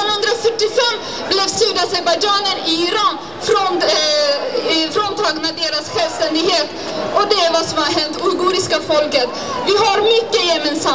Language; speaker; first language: Swedish; non-native, fluent; Azerbaijani